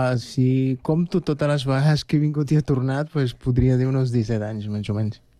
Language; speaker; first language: Catalan; non-native, fluent; Spanish